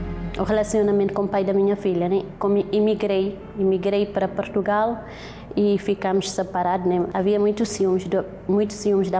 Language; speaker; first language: Portuguese; non-native, local second language; Kabuverdianu